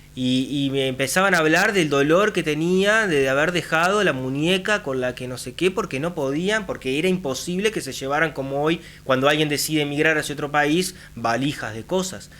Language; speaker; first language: Spanish; native; Spanish